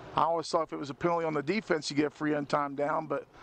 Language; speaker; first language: English; native; English